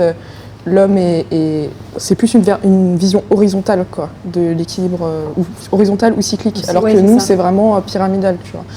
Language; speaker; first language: French; native; French